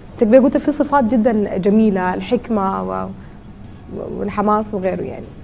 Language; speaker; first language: Arabic; native; Arabic